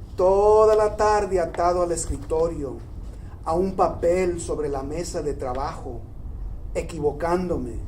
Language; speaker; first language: Spanish; early bilingual, heritage; Spanish